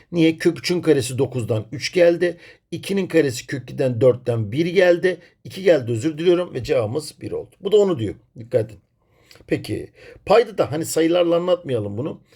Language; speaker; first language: Turkish; native; Turkish